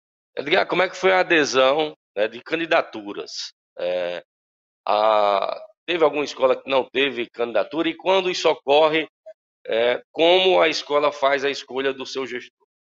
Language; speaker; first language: Portuguese; native; Portuguese